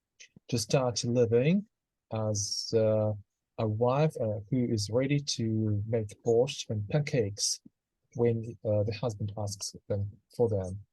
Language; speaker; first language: English; non-native, fluent; Russian